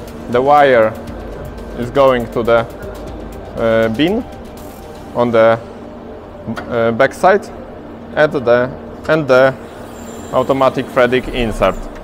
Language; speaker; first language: English; non-native, learner; Polish